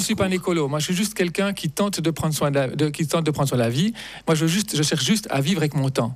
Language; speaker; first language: French; native; French